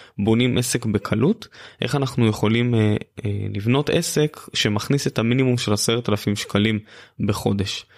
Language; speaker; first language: Hebrew; native; Hebrew